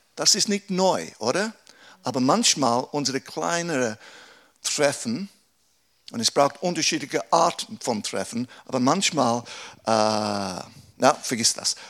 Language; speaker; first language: German; non-native, fluent; English